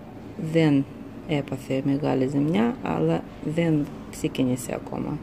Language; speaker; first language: Greek; non-native, fluent; Russian